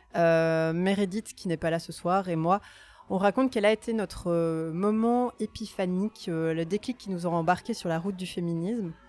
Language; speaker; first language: French; native; French